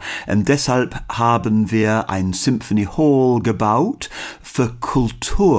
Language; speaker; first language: German; non-native, learner; English